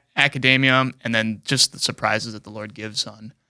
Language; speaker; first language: English; native; English